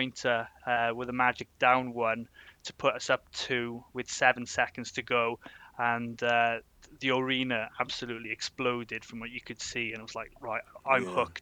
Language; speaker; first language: English; native; English